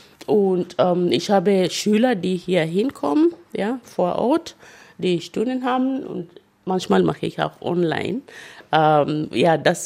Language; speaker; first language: German; non-native, fluent; Luyia